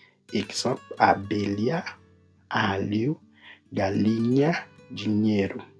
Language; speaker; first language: Portuguese; non-native, fluent; Haitian Creole